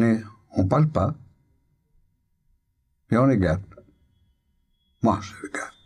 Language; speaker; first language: French; non-native, fluent; Greek